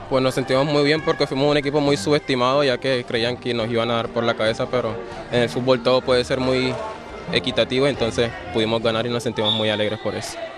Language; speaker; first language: Spanish; non-native, local second language; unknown